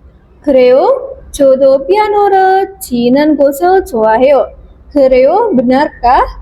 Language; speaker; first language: Korean; non-native, fluent; Indonesian